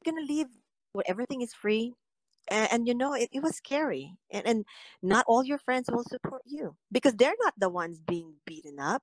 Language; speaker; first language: English; non-native, local second language; Filipino